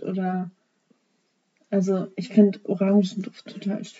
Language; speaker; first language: German; native; German